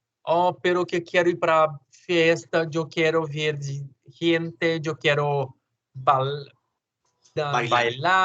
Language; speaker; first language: Spanish; non-native, learner; Portuguese